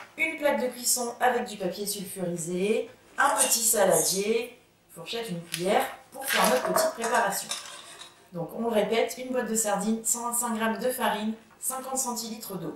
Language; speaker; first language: French; native; French